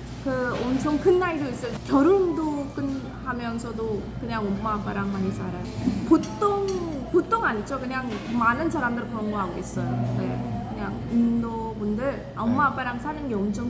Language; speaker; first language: Korean; non-native, learner; Hindi